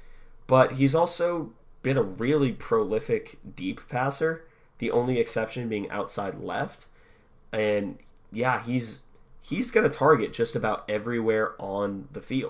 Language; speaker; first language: English; native; English